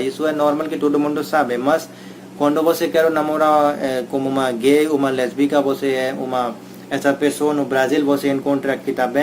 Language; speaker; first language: Portuguese; non-native, learner; Hindi